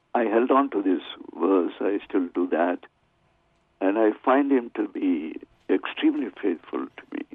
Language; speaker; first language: English; non-native, local second language; Tamil